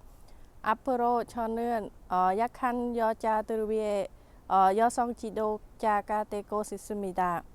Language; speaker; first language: Korean; non-native, fluent; Khmer